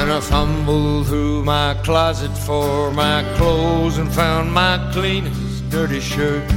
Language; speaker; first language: English; early bilingual, other home language; Spanish